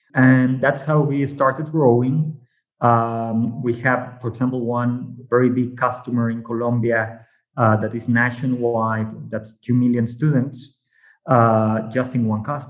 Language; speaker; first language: English; non-native, fluent; Spanish